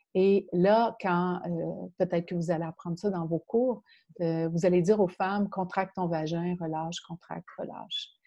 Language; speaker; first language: French; native; French